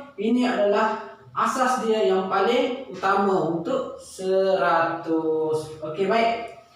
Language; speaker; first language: Malay; native; Malay